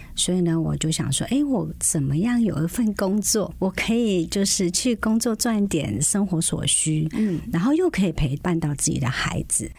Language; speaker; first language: Chinese; non-native, local second language; Hakka Chinese